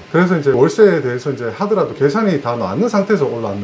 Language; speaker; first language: Korean; native; Korean